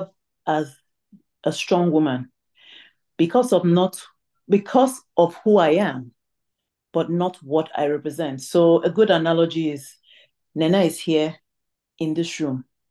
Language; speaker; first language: English; non-native, local second language; Igbo